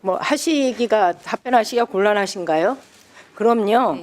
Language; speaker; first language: Korean; native; Korean